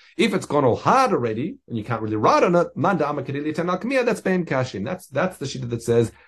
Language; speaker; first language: English; native; English